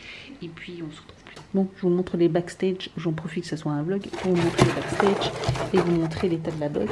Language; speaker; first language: French; native; French